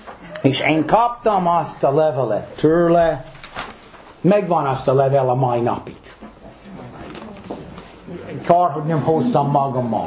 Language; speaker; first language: Hungarian; non-native, fluent; English